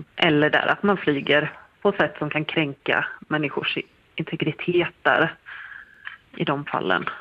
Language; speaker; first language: Swedish; native; Swedish